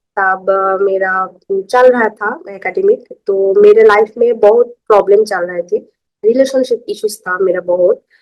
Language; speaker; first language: Hindi; non-native, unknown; Bangla